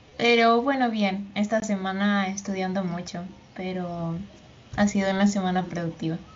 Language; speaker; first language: Spanish; native; Spanish